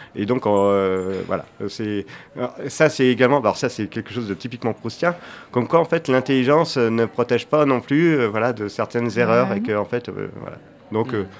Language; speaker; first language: French; native; French